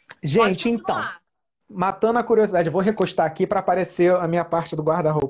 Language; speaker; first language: Portuguese; native; Portuguese